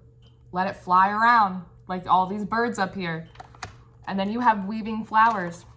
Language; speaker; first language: English; native; English